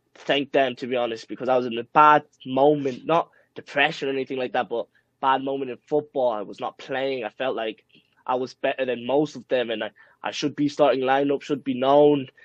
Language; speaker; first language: English; early bilingual, other home language; Spanish